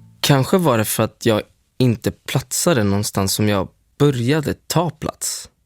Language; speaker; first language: Swedish; early bilingual, other home language; Spanish